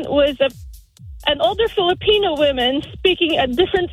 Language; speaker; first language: English; non-native, local second language; Filipino